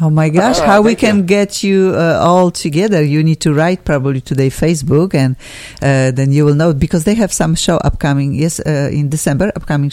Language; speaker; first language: English; non-native, fluent; Polish